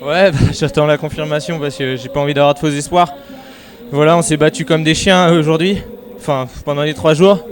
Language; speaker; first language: French; native; French